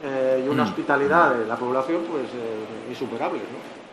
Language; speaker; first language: Spanish; native; Spanish